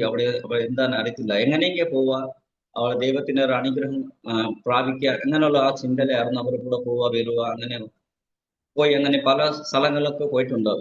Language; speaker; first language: Malayalam; non-native, fluent; Nepali